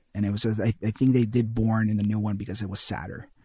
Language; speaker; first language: English; early bilingual, heritage; Spanish